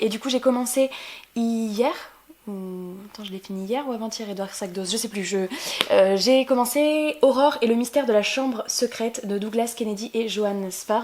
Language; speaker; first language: French; native; French